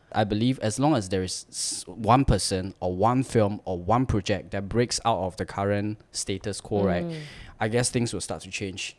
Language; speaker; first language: English; non-native, local second language; Chinese